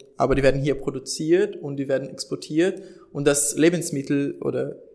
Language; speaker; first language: German; non-native, fluent; Portuguese